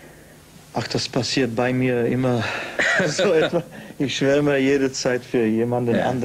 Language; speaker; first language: German; non-native, fluent; Czech